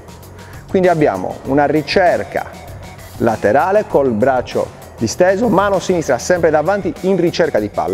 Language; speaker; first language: Italian; native; Italian